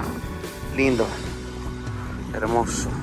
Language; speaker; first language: Spanish; native; Spanish